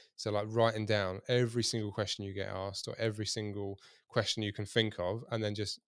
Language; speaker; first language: English; native; English